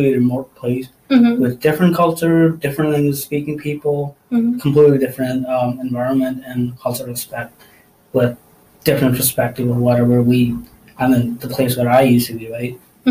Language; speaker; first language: English; non-native, local second language; Nepali